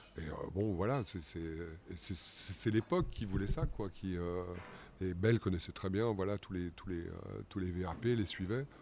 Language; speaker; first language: French; native; French